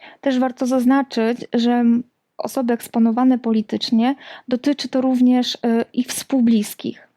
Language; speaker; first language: Polish; native; Polish